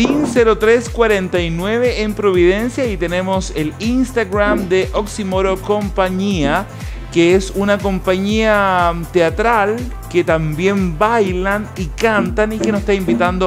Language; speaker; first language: Spanish; native; Spanish